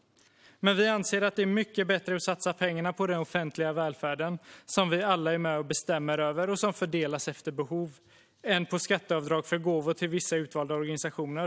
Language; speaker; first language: Swedish; native; Swedish